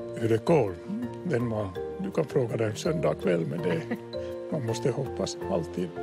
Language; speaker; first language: Swedish; non-native, fluent; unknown